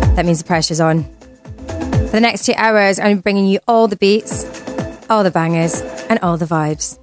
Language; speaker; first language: English; native; English